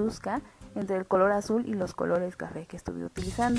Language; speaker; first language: Spanish; native; Spanish